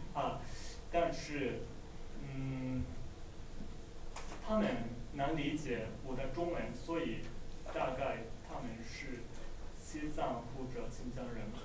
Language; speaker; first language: Chinese; non-native, learner; Japanese